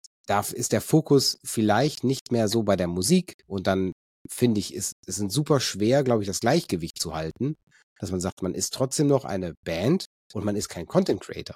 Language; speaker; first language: German; native; German